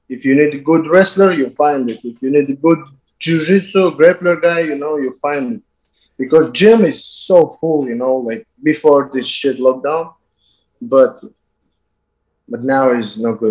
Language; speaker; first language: English; non-native, learner; Azerbaijani